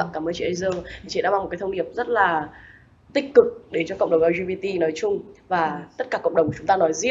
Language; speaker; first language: Vietnamese; native; Vietnamese